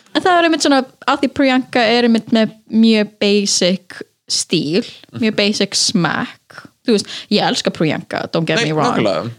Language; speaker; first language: Icelandic; non-native, fluent; English